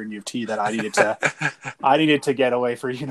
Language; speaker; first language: English; native; English